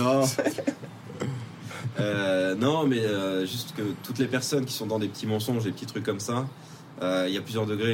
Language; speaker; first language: French; native; French